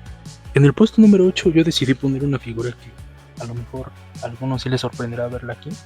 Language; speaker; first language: Spanish; native; Spanish